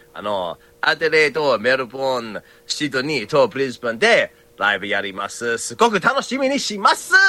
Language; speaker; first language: Japanese; non-native, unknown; English